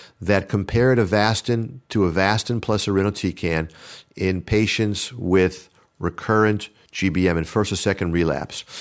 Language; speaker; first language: English; native; English